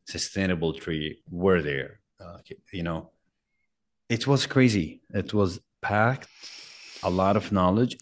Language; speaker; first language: English; non-native, fluent; Arabic